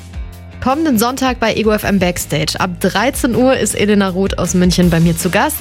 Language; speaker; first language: German; native; German